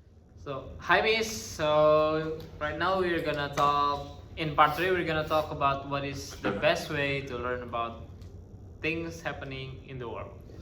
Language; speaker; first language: English; non-native, learner; Indonesian